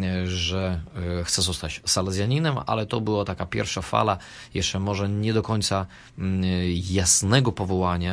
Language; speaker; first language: Polish; non-native, fluent; Russian